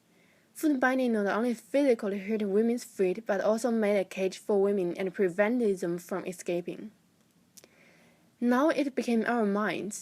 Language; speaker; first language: English; non-native, fluent; Chinese